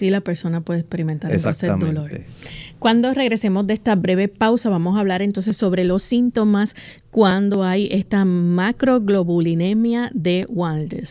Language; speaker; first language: Spanish; native; Spanish